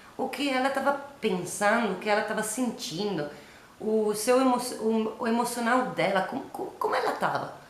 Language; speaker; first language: Portuguese; non-native, learner; Italian